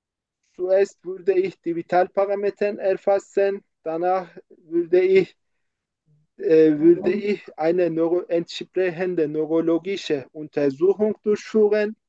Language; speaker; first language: German; non-native, learner; Turkish